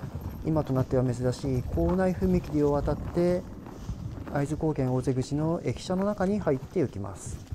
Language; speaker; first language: Japanese; native; Japanese